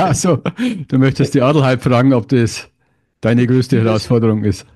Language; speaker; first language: German; native; German